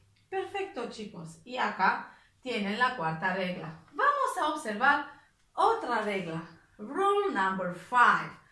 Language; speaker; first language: Spanish; native; Spanish